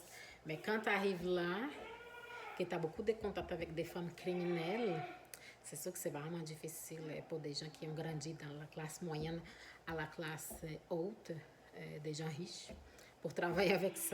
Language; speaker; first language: French; non-native, fluent; Portuguese